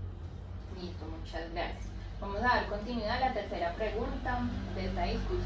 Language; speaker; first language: Spanish; native; Spanish